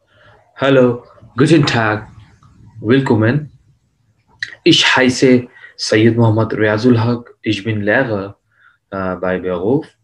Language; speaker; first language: German; non-native, learner; Hindi